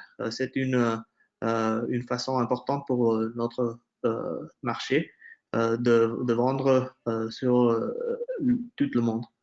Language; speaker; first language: French; non-native, fluent; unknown